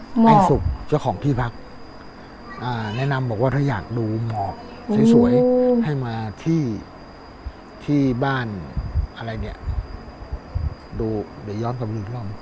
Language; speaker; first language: Thai; native; Thai